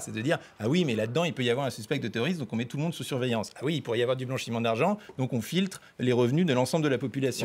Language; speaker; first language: French; native; French